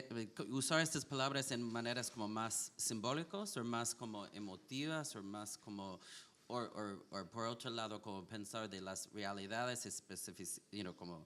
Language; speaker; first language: Spanish; non-native, learner; English